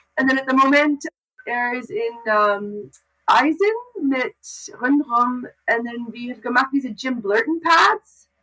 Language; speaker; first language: German; non-native, learner; English